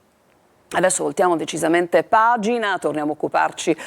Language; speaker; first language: Italian; native; Italian